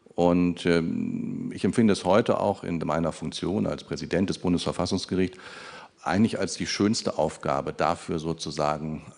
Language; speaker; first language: German; native; German